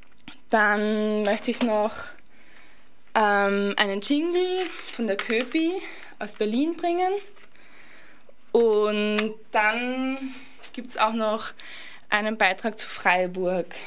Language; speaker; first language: German; native; German